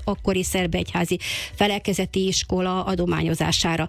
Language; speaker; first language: Hungarian; native; Hungarian